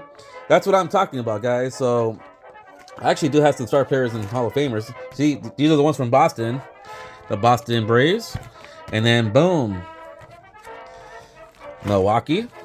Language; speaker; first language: English; native; English